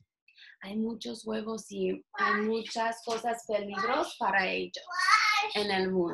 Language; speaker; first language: Spanish; non-native, fluent; English